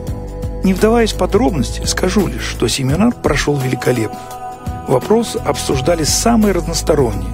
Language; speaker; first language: Russian; native; Russian